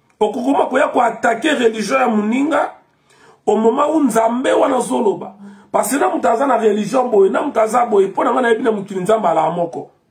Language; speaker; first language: Lingala; non-native, local second language; Kongo